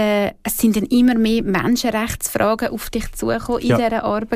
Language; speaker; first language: German; native; German